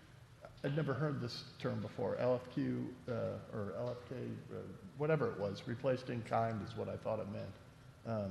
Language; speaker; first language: English; native; English